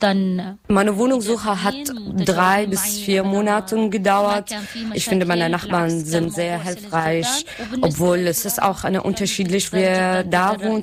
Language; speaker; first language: German; non-native, learner; Arabic